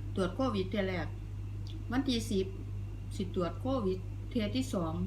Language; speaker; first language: Thai; non-native, local second language; Northeastern Thai